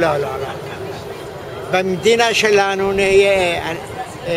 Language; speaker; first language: Hebrew; early bilingual, other home language; Arabic